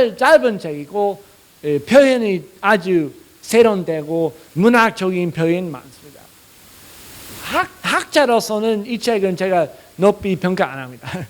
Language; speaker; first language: Korean; non-native, fluent; English